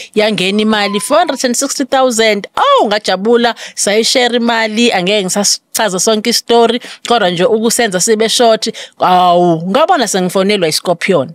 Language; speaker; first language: Zulu; native; Zulu